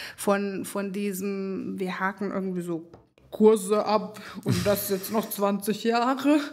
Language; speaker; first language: German; non-native, fluent; Hungarian